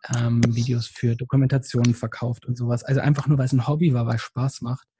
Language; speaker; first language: German; native; German